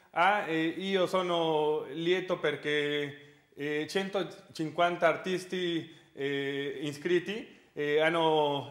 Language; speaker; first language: Italian; non-native, learner; Spanish